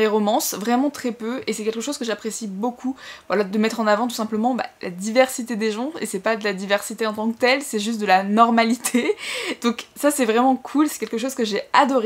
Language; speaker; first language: French; native; French